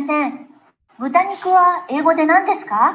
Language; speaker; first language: Japanese; non-native, learner; Vietnamese